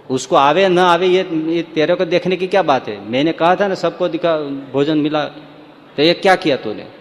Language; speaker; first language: Hindi; non-native, local second language; Gujarati